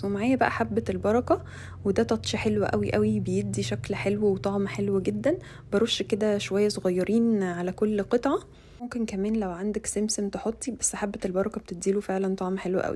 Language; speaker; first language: Arabic; native; Arabic